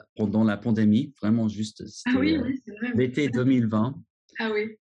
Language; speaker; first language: French; non-native, fluent; English